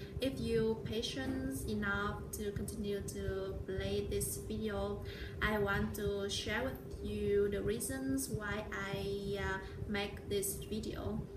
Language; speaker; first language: English; non-native, learner; Vietnamese